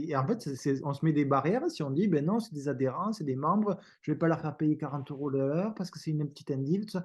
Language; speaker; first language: French; native; French